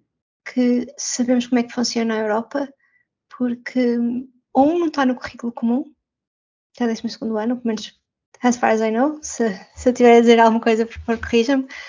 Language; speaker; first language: Portuguese; native; Portuguese